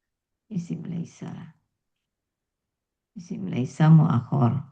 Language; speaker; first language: Arabic; non-native, learner; Indonesian